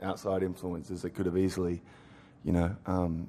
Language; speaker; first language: English; native; English